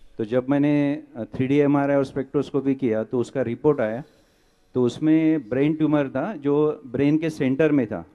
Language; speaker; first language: Hindi; non-native, local second language; Marathi